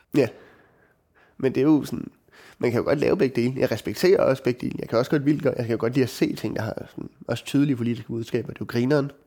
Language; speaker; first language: Danish; native; Danish